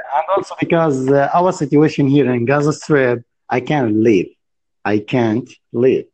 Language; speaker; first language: English; non-native, learner; Arabic